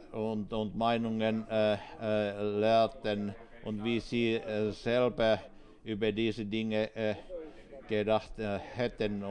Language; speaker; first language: German; non-native, fluent; Finnish